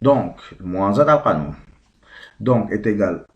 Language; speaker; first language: French; non-native, local second language; Arabic